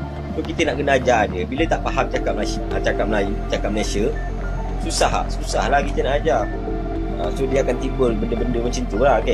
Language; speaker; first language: Malay; native; Malay